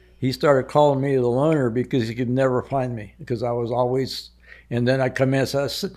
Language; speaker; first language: English; native; English